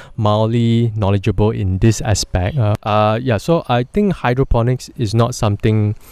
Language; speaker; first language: English; non-native, local second language; Chinese